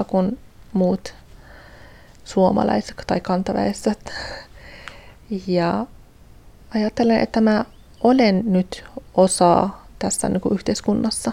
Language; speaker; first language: Finnish; non-native, fluent; Persian